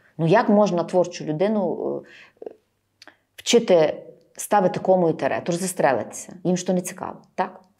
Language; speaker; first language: Ukrainian; native; Ukrainian